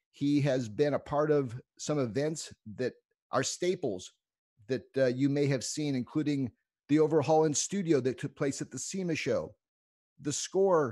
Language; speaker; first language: English; native; English